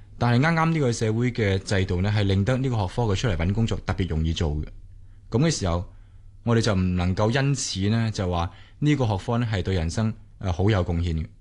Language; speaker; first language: Cantonese; native; Cantonese